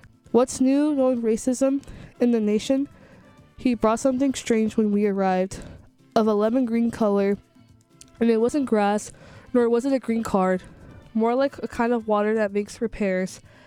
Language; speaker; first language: English; early bilingual, other home language; Spanish